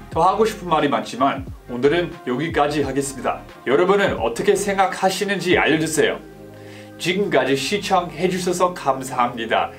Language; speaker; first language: Korean; non-native, fluent; English